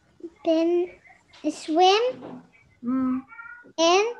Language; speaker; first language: English; non-native, learner; Arabic